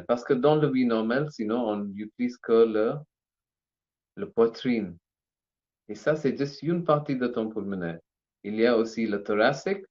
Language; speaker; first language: French; non-native, learner; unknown